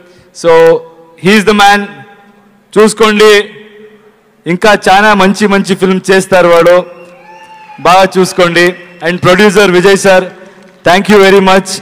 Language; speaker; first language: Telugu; non-native, learner; Kannada